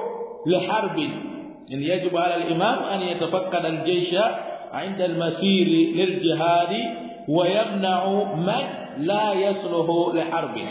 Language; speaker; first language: Arabic; non-native, fluent; Swahili